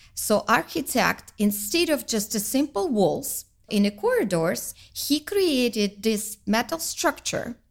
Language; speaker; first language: English; non-native, fluent; Russian